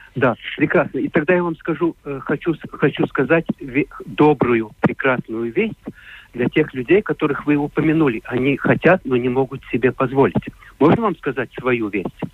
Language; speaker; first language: Russian; non-native, local second language; Latvian